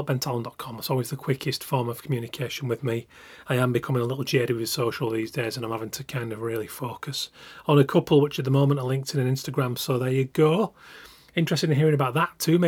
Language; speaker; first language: English; native; English